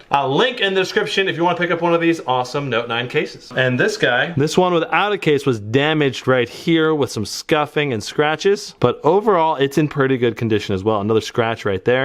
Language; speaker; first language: English; native; English